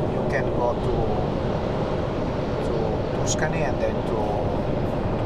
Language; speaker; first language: English; non-native, learner; Italian